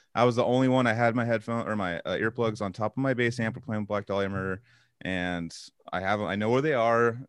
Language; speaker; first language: English; native; English